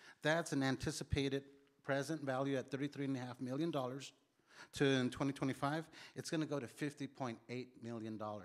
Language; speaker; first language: English; early bilingual, other home language; Spanish